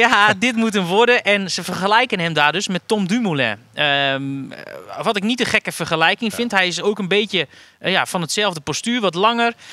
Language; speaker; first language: Dutch; native; Dutch